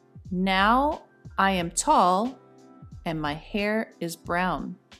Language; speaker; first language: English; native; English